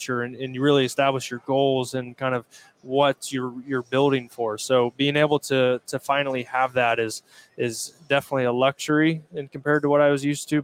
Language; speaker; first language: English; native; English